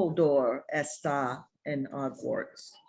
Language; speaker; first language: Spanish; non-native, learner; English